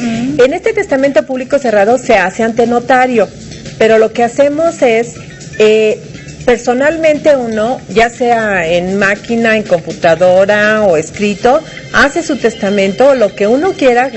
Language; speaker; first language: Spanish; native; Spanish